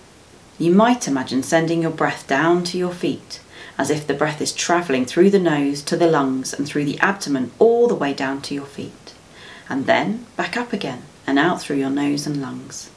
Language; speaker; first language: English; native; English